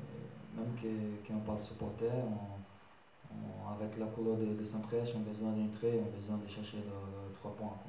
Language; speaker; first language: French; non-native, learner; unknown